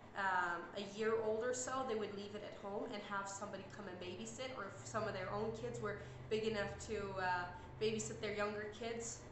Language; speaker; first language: English; early bilingual, other home language; Plautdietsch